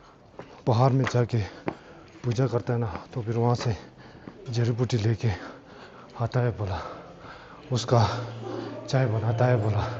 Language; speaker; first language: Hindi; non-native, local second language; Tibetan